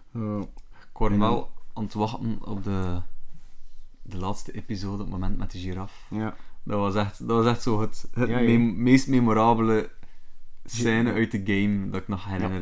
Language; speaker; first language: Dutch; native; Dutch